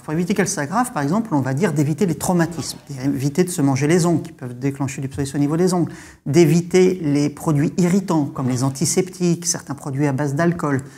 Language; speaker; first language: French; native; French